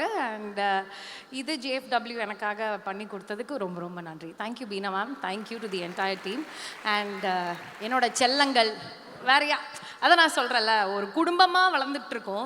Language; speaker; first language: Tamil; native; Tamil